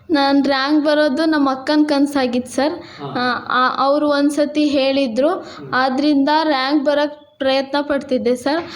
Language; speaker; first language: Kannada; non-native, local second language; Lambadi